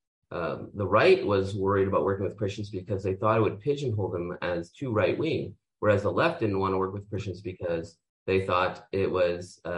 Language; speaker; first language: English; native; English